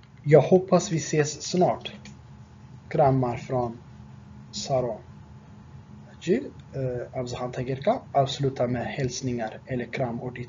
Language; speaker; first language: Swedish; non-native, fluent; Tigrinya